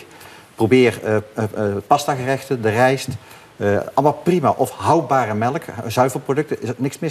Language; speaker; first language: Dutch; native; Dutch